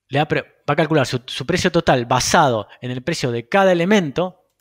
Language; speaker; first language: Spanish; native; Spanish